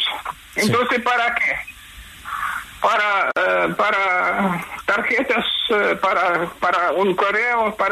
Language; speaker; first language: Spanish; non-native, fluent; Ukrainian